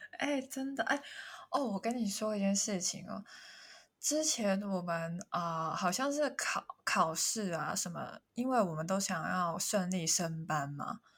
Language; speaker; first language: Chinese; non-native, local second language; Cantonese